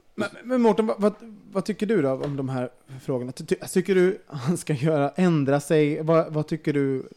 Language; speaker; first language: Swedish; native; Swedish